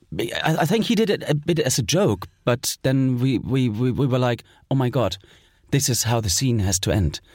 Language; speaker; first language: English; non-native, fluent; German